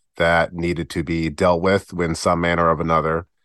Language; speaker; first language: English; native; English